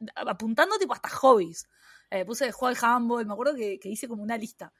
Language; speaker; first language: Spanish; native; Spanish